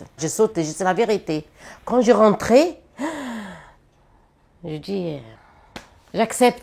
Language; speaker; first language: French; non-native, learner; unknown